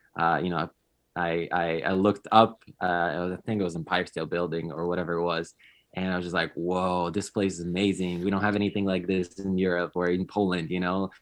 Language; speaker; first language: English; non-native, fluent; Polish